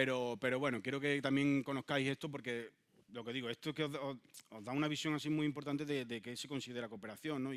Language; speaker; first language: Spanish; native; Spanish